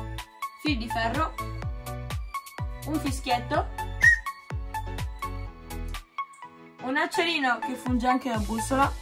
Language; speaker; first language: Italian; native; Italian